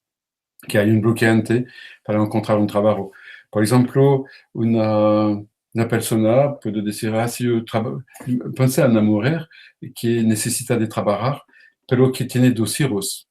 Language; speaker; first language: Spanish; non-native, learner; French